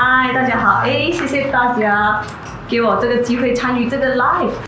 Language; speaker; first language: Chinese; native; Chinese